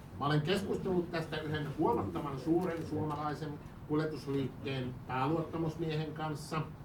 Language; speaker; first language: Finnish; native; Finnish